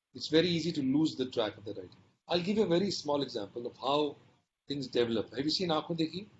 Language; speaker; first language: English; non-native, local second language; Hindi